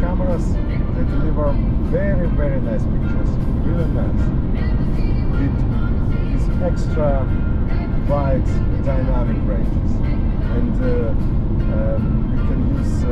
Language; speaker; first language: English; non-native, learner; German